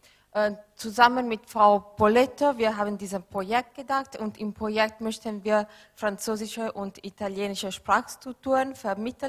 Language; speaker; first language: German; non-native, fluent; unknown